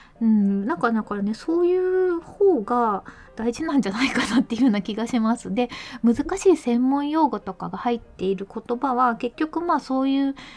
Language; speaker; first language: Japanese; native; Japanese